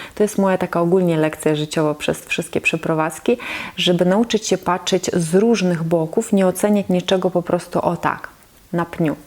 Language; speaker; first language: Polish; non-native, fluent; Russian